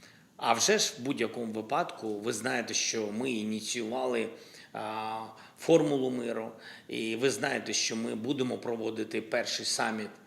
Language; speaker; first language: Ukrainian; non-native, local second language; Russian